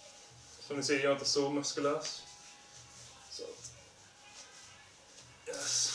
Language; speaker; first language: Swedish; non-native, local second language; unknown